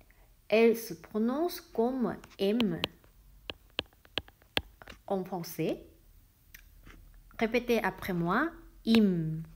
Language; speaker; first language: French; non-native, fluent; Korean